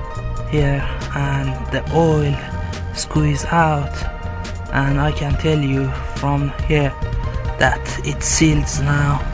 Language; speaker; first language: English; non-native, fluent; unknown